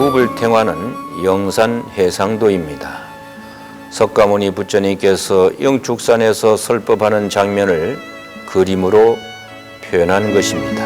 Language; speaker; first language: Korean; native; Korean